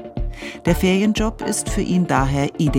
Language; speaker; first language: German; native; German